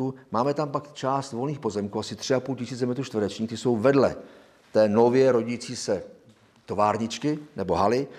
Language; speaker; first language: Czech; native; Czech